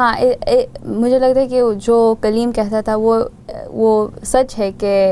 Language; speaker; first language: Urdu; non-native, learner; Gujarati